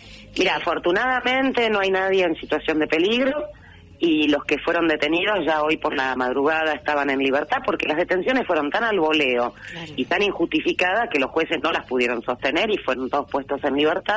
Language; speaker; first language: Spanish; native; Spanish